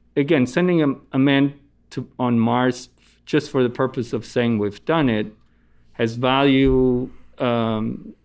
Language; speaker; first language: English; non-native, fluent; Italian